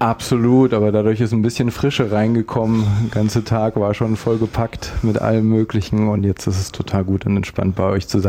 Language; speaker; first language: German; native; German